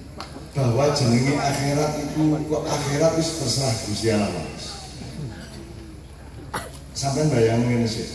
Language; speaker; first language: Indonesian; non-native, local second language; Javanese